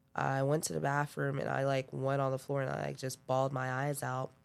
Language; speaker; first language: English; early bilingual, other home language; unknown